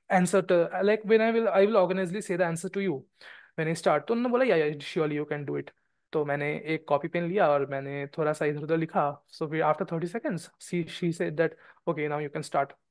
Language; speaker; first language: Hindi; non-native, local second language; Bangla